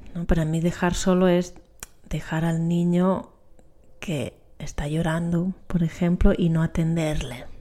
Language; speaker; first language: Spanish; non-native, local second language; Catalan